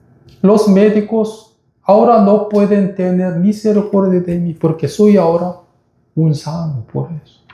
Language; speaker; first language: Spanish; non-native, fluent; Korean